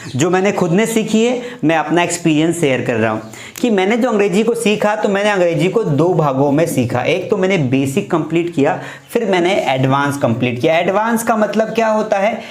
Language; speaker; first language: Hindi; native; Hindi